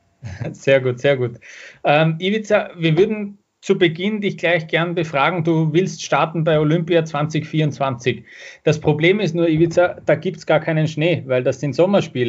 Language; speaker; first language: German; native; German